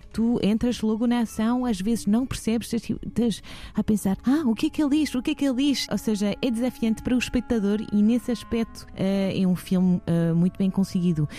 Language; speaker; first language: Portuguese; non-native, fluent; French